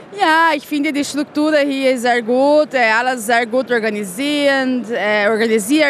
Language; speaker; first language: German; non-native, fluent; Portuguese